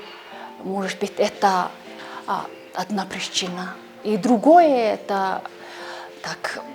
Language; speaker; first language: Russian; non-native, learner; Mongolian